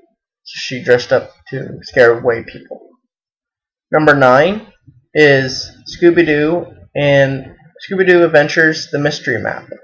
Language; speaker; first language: English; native; English